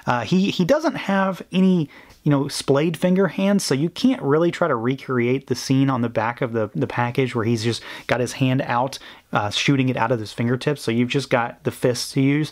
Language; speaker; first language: English; native; English